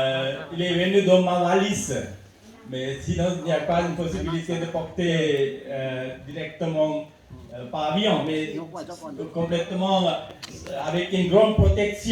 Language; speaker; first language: French; non-native, fluent; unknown